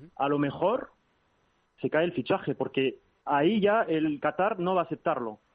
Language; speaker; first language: Spanish; early bilingual, heritage; French